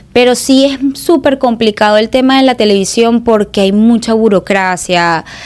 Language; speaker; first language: Spanish; native; Spanish